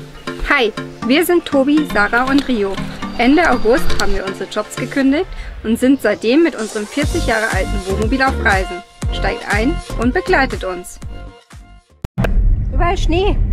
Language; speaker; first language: German; native; German